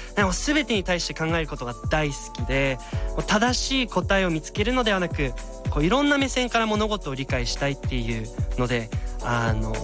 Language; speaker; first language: Japanese; early bilingual, other home language; German